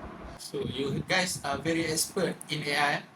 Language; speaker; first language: English; non-native, learner; Malay